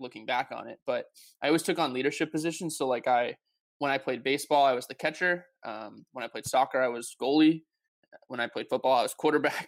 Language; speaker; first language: English; native; English